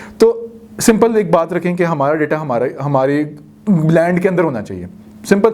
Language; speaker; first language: Urdu; non-native, local second language; Punjabi